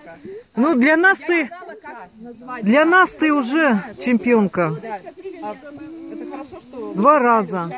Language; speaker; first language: Russian; native; Russian